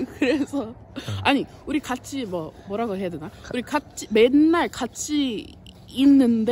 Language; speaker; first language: Korean; non-native, fluent; English